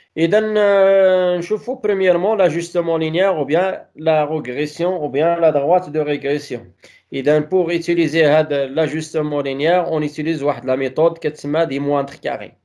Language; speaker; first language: French; non-native, local second language; Arabic